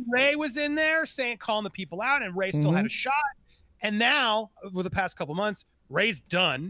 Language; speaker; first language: English; native; English